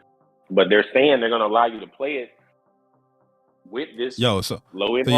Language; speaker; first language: English; native; English